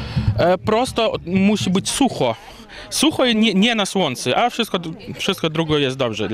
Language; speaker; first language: Polish; non-native, learner; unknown